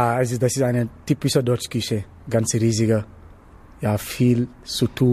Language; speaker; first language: German; non-native, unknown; Wolof